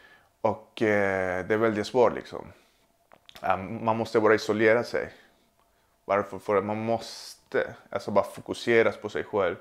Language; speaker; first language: Swedish; non-native, fluent; Spanish